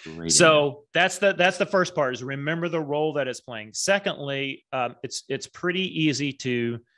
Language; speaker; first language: English; native; English